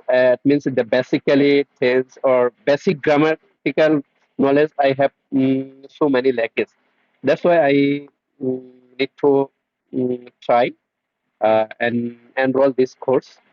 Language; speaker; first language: English; non-native, learner; Bangla